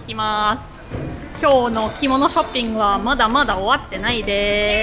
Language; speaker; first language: Japanese; non-native, fluent; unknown